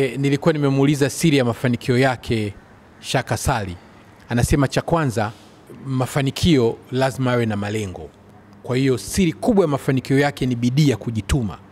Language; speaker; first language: Swahili; native; Swahili